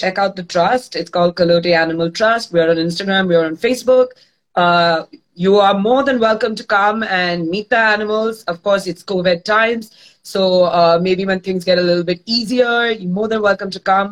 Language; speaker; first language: English; non-native, local second language; Gujarati